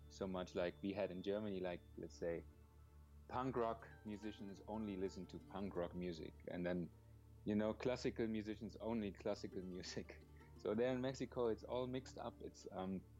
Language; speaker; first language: English; non-native, fluent; German